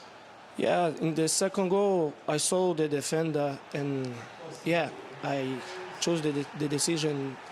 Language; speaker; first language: English; non-native, learner; Portuguese